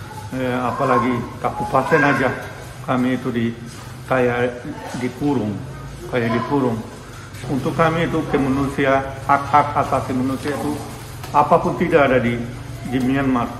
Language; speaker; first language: Indonesian; non-native, learner; Rohingya